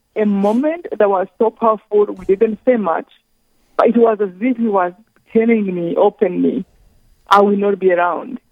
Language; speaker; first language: English; non-native, local second language; Kinyarwanda